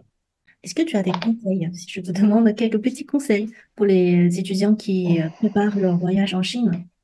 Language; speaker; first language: French; non-native, fluent; Chinese